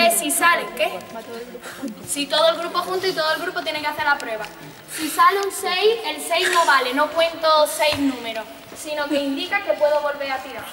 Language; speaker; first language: Spanish; native; Spanish